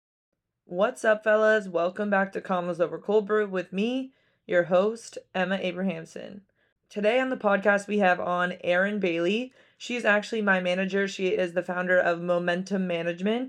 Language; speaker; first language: English; native; English